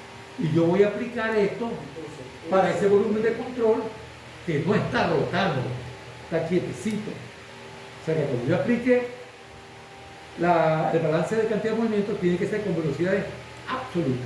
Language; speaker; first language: Spanish; native; Spanish